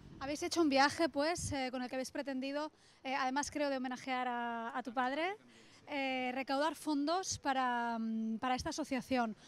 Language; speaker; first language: Spanish; non-native, local second language; Catalan